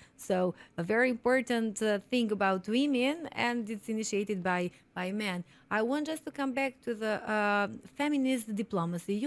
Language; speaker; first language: English; non-native, fluent; Albanian